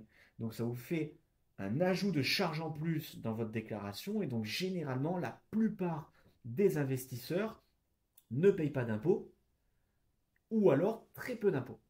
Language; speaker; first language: French; native; French